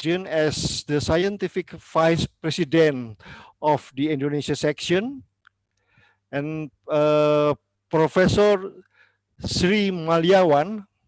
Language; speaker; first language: English; non-native, learner; Indonesian